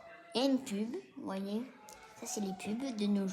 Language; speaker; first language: French; native; French